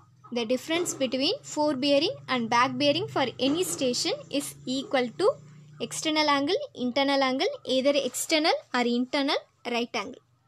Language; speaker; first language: English; non-native, local second language; Tamil